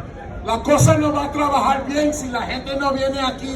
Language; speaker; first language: Spanish; non-native, learner; English